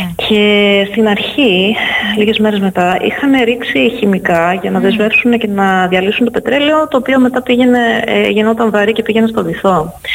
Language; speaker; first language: Greek; non-native, fluent; Dutch